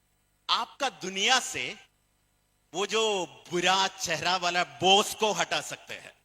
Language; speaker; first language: Hindi; non-native, fluent; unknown